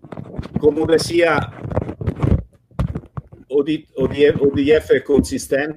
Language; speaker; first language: Spanish; non-native, fluent; Italian